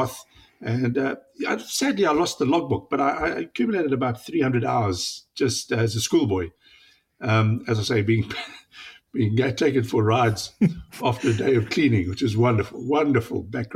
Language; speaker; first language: English; native; English